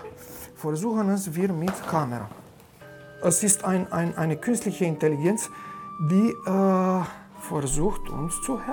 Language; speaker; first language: German; non-native, fluent; Romanian